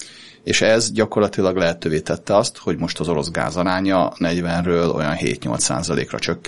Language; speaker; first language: Hungarian; native; Hungarian